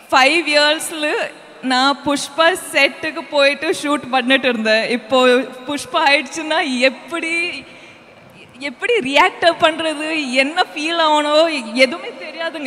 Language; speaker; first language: Tamil; non-native, learner; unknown